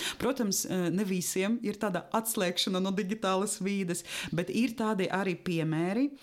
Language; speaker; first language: Latvian; non-native, local second language; Russian